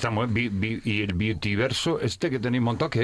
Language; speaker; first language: Spanish; native; Spanish